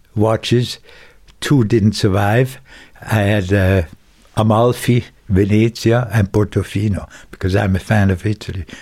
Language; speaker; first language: English; non-native, fluent; German